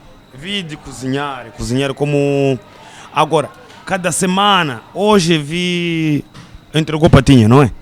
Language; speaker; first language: Portuguese; non-native, learner; Kinyarwanda